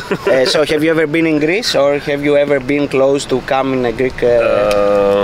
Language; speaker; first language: English; non-native, learner; Greek